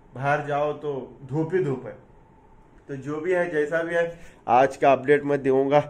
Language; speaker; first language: Hindi; non-native, local second language; Urdu